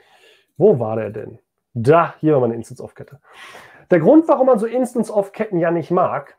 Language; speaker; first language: German; native; German